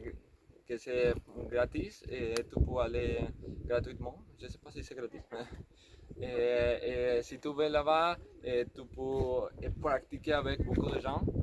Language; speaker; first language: French; non-native, learner; Spanish